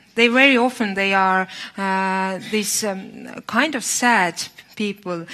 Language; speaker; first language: English; non-native, fluent; Estonian